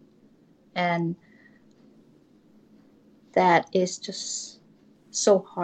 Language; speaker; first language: English; non-native, fluent; Korean